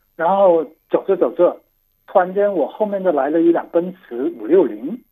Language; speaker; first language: Chinese; non-native, local second language; Cantonese